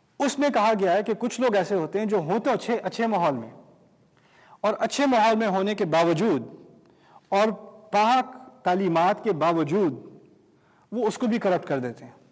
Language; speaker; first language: Urdu; early bilingual, heritage; Urdu